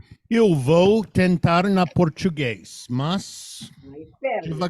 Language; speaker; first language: Portuguese; non-native, learner; English